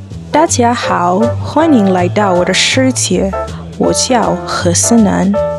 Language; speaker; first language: Chinese; non-native, learner; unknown